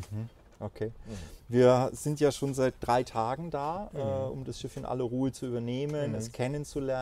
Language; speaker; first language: German; native; German